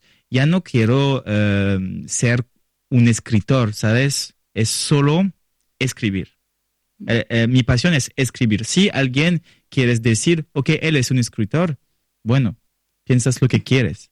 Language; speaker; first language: Spanish; non-native, learner; French